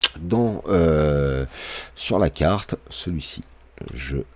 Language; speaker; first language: French; native; French